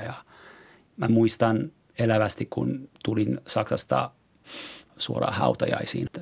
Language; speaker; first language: Finnish; non-native, fluent; French